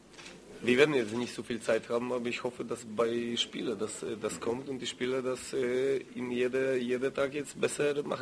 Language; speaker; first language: German; non-native, learner; Greek